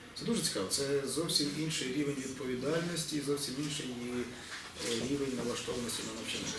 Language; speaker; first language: Ukrainian; native; Ukrainian